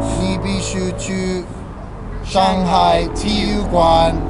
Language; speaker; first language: Chinese; non-native, learner; English